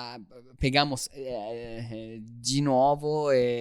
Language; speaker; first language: Portuguese; non-native, learner; Italian